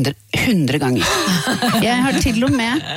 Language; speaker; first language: Norwegian; native; Norwegian